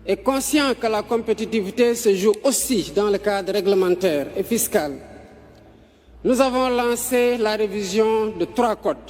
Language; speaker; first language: French; non-native, local second language; Serer